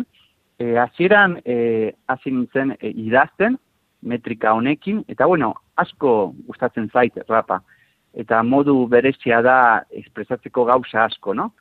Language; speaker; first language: Basque; non-native, fluent; Spanish